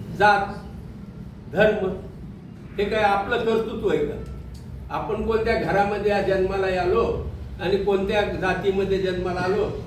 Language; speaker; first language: Marathi; non-native, local second language; Urdu